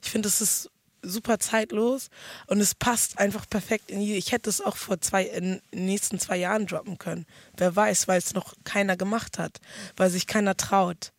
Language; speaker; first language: German; early bilingual, other home language; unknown